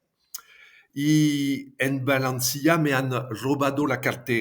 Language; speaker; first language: Spanish; non-native, fluent; French